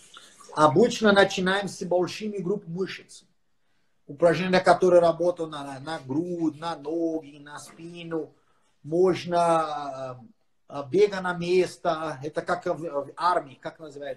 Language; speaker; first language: Russian; non-native, fluent; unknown